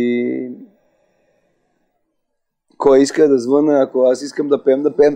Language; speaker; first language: Bulgarian; non-native, learner; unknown